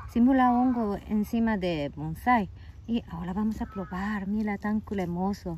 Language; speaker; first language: Spanish; non-native, fluent; Japanese